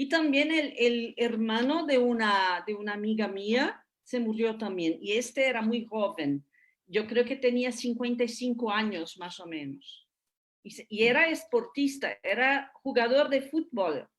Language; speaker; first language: Spanish; non-native, fluent; Portuguese